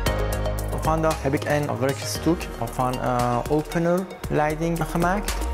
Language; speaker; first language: Dutch; non-native, learner; Persian